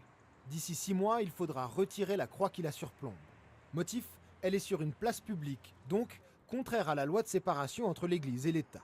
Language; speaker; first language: French; native; French